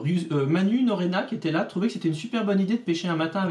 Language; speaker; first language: French; native; French